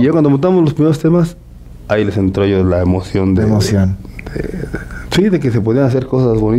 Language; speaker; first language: Spanish; native; Spanish